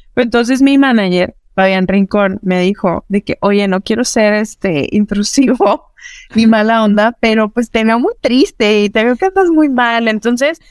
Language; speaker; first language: Spanish; native; Spanish